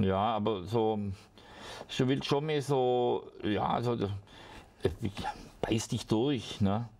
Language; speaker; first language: German; native; German